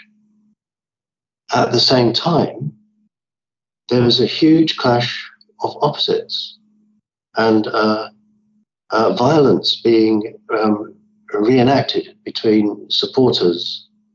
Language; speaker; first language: English; native; English